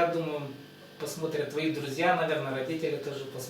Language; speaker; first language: Russian; native; Russian